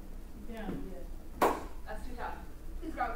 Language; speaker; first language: English; native; English